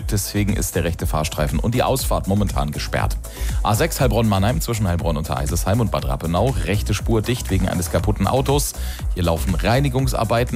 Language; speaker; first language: German; native; German